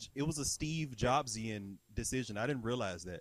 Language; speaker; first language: English; native; English